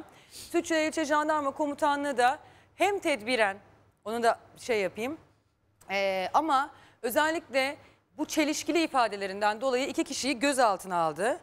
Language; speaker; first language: Turkish; native; Turkish